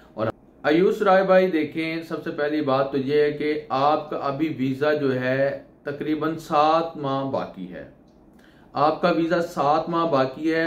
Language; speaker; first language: Urdu; non-native, local second language; Punjabi